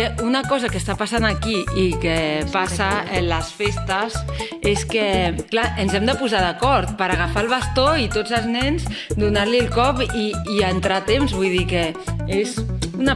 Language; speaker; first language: Catalan; native; Catalan